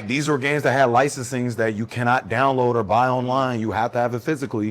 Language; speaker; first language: English; native; English